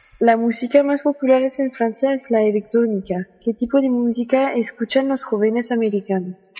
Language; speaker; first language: Spanish; non-native, learner; French